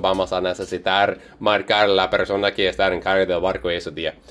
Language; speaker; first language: Spanish; non-native, learner; English